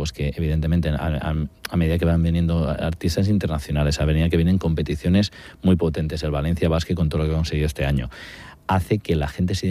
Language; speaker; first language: Spanish; native; Spanish